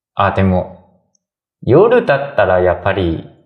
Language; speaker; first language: Japanese; non-native, fluent; Chinese